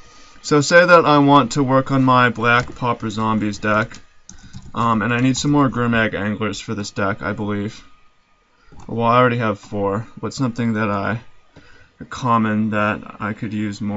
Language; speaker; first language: English; native; English